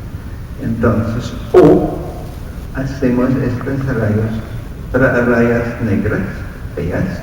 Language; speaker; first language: Spanish; non-native, fluent; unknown